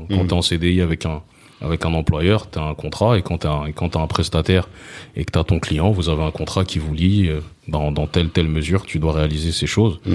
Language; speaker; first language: French; early bilingual, other home language; Lingala